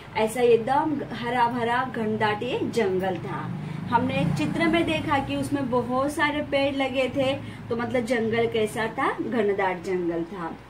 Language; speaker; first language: Hindi; non-native, local second language; Marathi